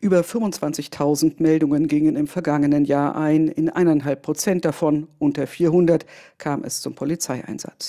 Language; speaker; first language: German; native; German